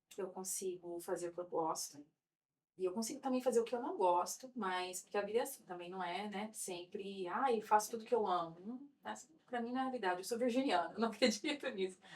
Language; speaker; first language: Portuguese; native; Portuguese